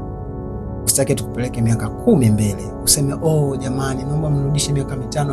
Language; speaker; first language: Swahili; native; Swahili